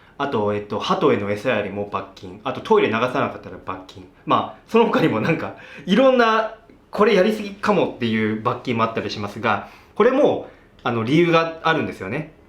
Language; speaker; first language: Japanese; native; Japanese